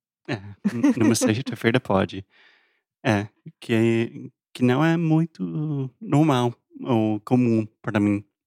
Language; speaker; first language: Portuguese; non-native, fluent; English